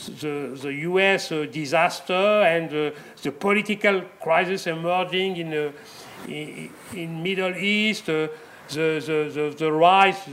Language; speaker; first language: English; non-native, fluent; French